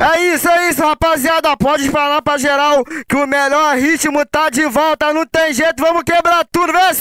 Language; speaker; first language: Portuguese; native; Portuguese